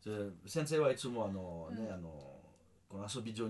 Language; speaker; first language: Japanese; non-native, learner; French